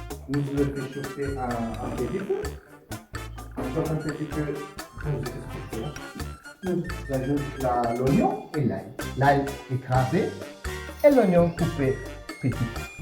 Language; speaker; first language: French; non-native, fluent; Italian